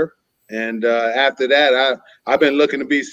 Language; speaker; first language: English; native; English